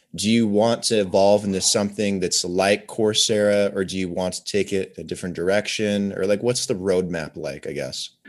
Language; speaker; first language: English; native; English